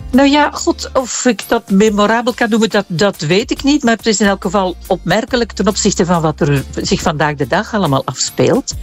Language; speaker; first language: Dutch; native; Dutch